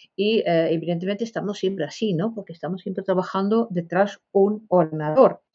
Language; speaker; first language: Spanish; non-native, fluent; Dutch